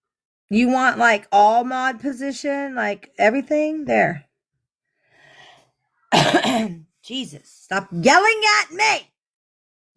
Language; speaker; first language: English; native; English